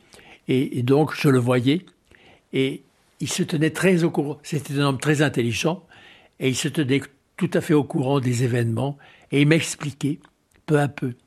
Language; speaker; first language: French; native; French